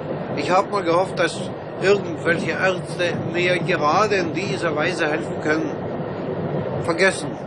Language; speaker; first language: German; non-native, fluent; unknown